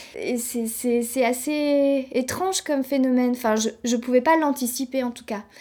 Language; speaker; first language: French; native; French